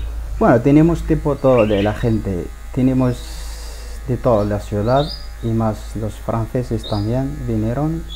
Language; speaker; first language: Spanish; non-native, learner; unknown